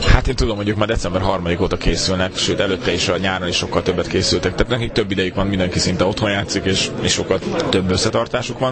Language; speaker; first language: Hungarian; native; Hungarian